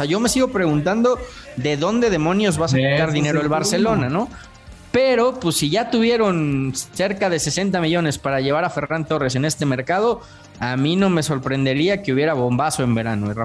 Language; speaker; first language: Spanish; native; Spanish